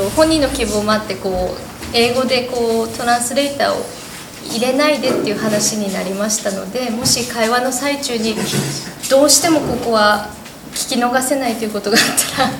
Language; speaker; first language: Japanese; native; Japanese